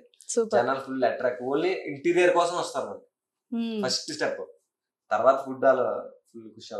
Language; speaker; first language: Telugu; native; Telugu